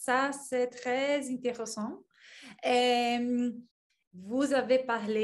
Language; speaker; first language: French; non-native, learner; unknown